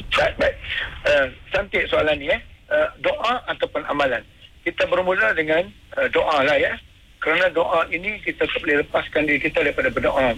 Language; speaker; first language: Malay; native; Malay